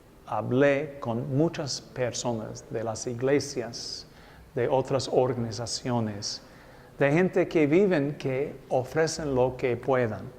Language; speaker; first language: Spanish; non-native, fluent; English